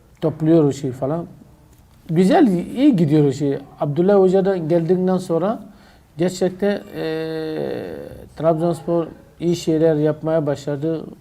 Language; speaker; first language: Turkish; non-native, learner; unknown